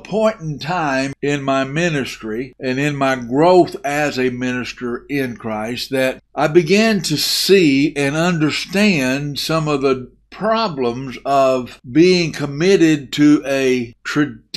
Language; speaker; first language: English; native; English